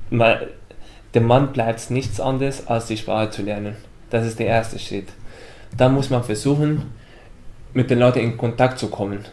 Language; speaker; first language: German; non-native, fluent; Arabic